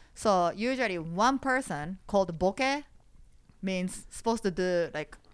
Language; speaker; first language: English; non-native, learner; Japanese